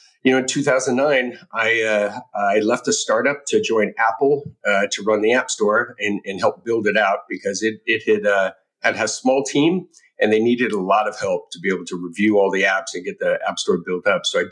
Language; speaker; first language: English; native; English